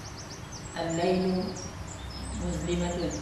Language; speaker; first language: Arabic; non-native, learner; Indonesian